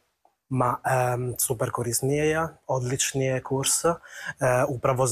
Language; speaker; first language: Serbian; non-native, learner; Italian